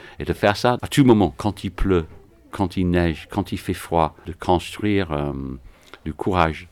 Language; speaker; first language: French; non-native, fluent; English